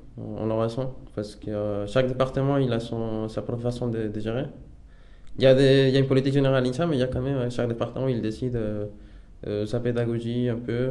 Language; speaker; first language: French; non-native, fluent; Spanish